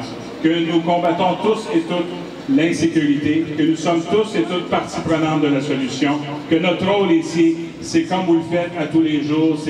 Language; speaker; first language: French; native; French